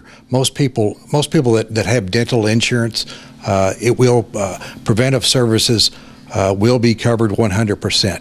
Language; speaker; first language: English; native; English